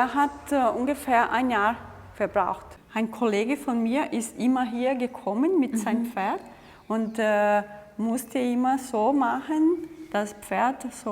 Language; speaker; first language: German; early bilingual, heritage; German